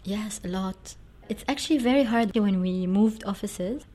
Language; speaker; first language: English; non-native, fluent; Arabic